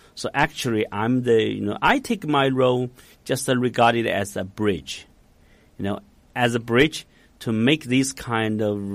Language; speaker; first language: English; non-native, fluent; Chinese